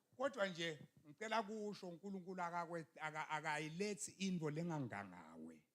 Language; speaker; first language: Zulu; non-native, local second language; Swati